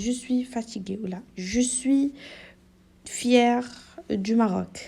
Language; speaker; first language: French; non-native, local second language; Arabic